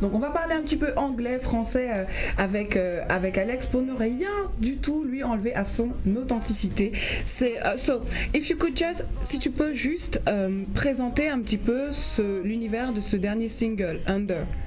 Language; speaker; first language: French; native; French